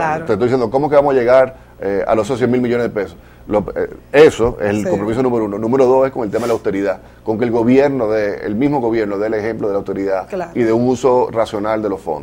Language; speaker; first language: Spanish; native; Spanish